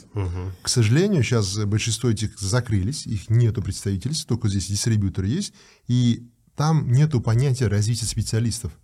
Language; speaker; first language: Russian; non-native, local second language; Uzbek